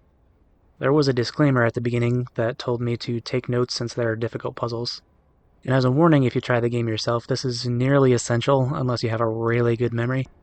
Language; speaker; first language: English; native; English